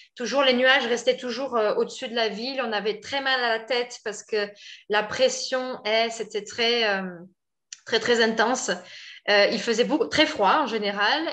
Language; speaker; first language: French; native; French